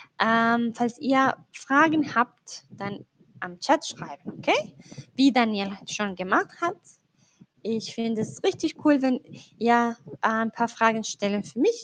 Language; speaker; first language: German; non-native, fluent; Spanish